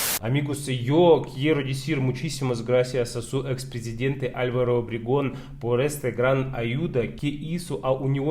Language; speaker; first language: Spanish; non-native, fluent; Russian